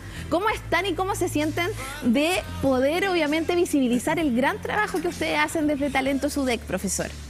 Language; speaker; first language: Spanish; native; Spanish